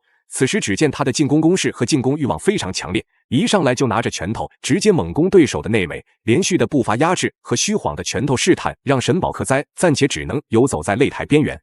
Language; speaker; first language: Chinese; native; Chinese